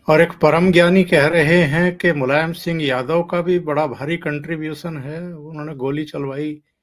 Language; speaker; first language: Hindi; native; Hindi